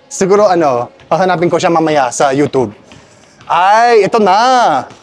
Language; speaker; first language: Filipino; non-native, fluent; English